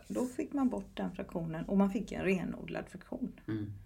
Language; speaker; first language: Swedish; native; Swedish